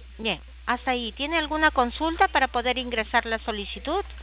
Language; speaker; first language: Spanish; native; Spanish